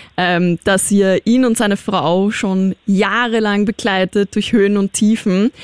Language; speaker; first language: German; native; German